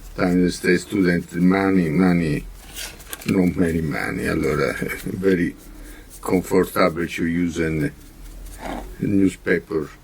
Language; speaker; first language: English; non-native, learner; Italian